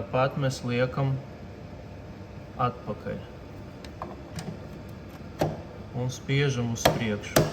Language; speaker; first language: Latvian; non-native, local second language; Russian